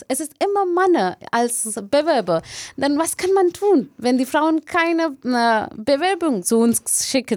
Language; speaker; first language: German; non-native, learner; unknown